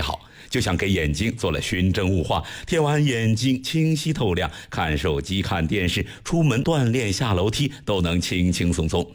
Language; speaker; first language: Chinese; native; Chinese